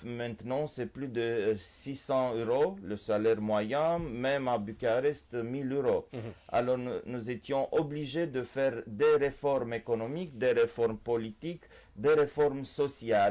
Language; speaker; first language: French; non-native, fluent; Romanian